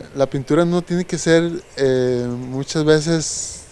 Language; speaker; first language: Spanish; native; Spanish